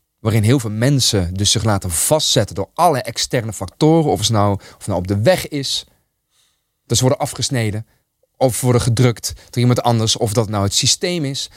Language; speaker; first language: Dutch; early bilingual, other home language; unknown